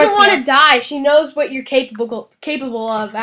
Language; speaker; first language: English; native; English